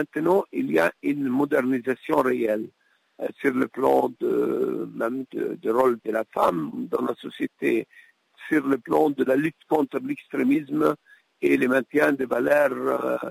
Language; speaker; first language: French; non-native, local second language; Arabic